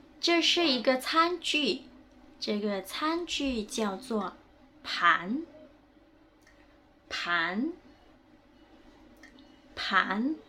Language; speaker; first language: Chinese; non-native, fluent; Indonesian